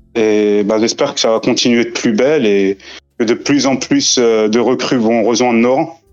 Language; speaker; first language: French; native; French